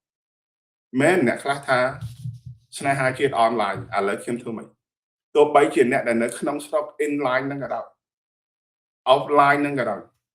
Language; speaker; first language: Khmer; native; Khmer